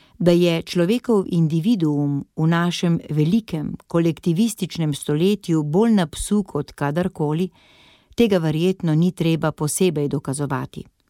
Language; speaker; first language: Slovenian; native; Slovenian